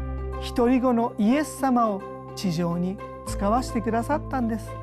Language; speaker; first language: Japanese; native; Japanese